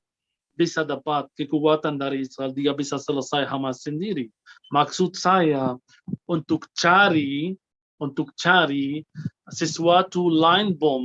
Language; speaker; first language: Indonesian; non-native, fluent; Arabic